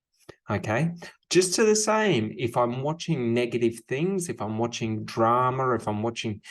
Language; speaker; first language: English; native; English